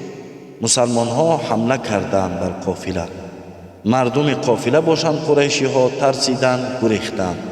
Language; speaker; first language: Persian; native; Persian